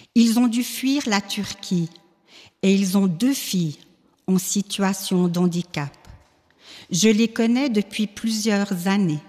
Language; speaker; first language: French; native; French